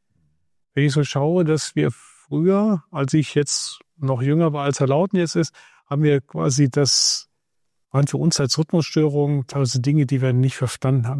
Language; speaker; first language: German; native; German